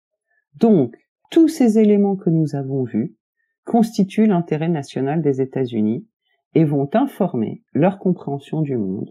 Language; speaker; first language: French; native; French